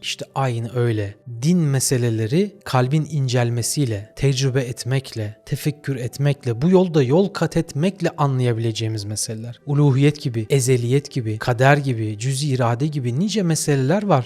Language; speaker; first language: Turkish; native; Turkish